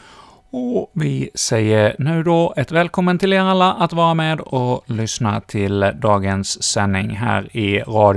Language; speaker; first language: Swedish; native; Swedish